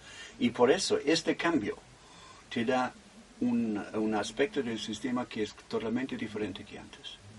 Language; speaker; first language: Spanish; non-native, fluent; German